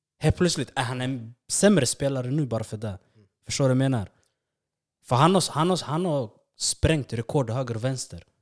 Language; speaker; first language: Swedish; early bilingual, other home language; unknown